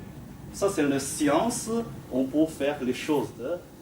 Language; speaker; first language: French; non-native, fluent; Chinese